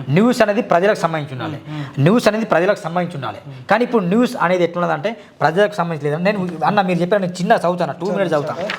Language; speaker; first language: Telugu; non-native, local second language; Marathi